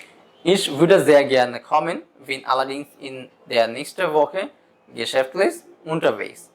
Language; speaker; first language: German; non-native, fluent; Bangla